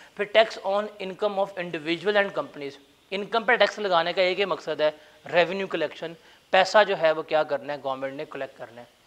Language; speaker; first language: Urdu; non-native, local second language; Punjabi